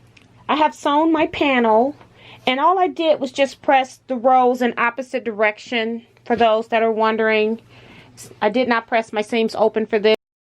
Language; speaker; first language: English; native; English